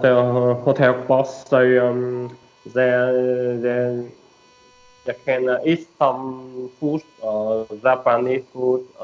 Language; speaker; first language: English; non-native, learner; Vietnamese